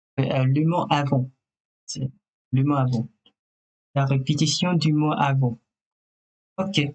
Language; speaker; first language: French; non-native, fluent; Thai